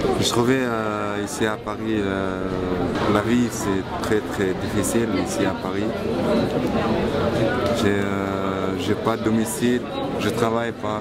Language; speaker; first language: French; non-native, local second language; Arabic